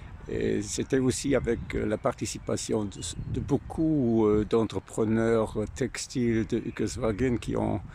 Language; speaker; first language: French; non-native, fluent; German